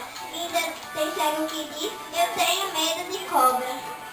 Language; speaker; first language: Portuguese; native; Portuguese